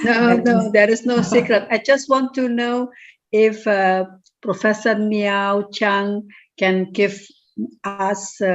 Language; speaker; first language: English; non-native, fluent; Indonesian